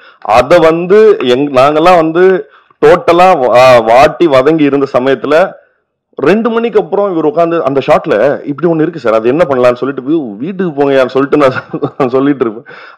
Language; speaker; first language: Tamil; native; Tamil